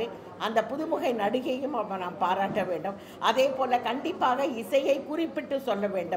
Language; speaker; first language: Tamil; native; Tamil